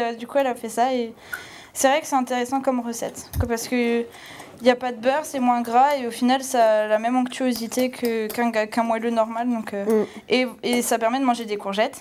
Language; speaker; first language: French; native; French